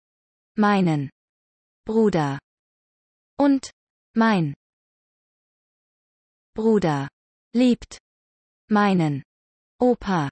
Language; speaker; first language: German; non-native, learner; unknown